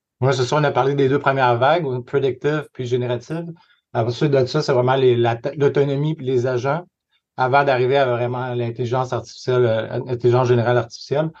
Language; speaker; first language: French; native; French